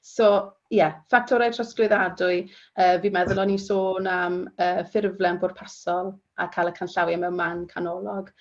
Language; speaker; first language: Welsh; native; Welsh